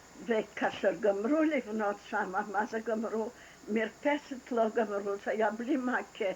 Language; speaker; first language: Hebrew; non-native, fluent; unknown